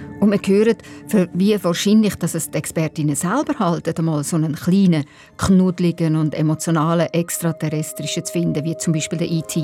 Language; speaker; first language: German; native; German